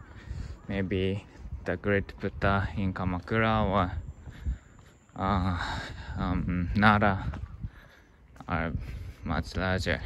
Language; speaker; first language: English; non-native, learner; Japanese